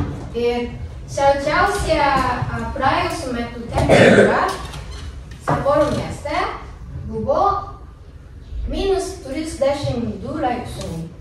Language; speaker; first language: Lithuanian; non-native, learner; Japanese